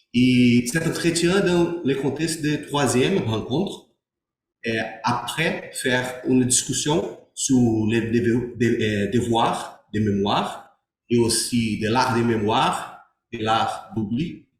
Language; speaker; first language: French; non-native, learner; Portuguese